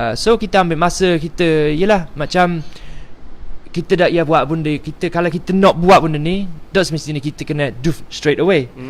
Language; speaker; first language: Malay; non-native, fluent; English